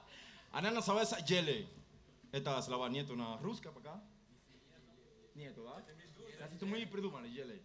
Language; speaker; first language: Russian; non-native, learner; Spanish